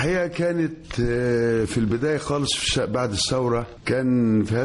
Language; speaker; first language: Arabic; native; Arabic